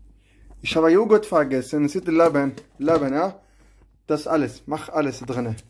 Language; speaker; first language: German; non-native, learner; Arabic